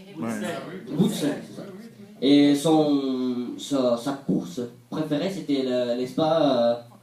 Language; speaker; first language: French; non-native, fluent; Portuguese